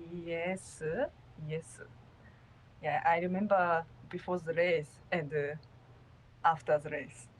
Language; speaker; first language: English; non-native, learner; Japanese